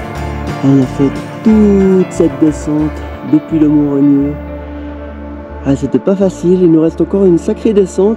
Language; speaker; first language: French; native; French